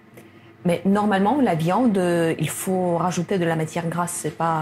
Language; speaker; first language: French; non-native, fluent; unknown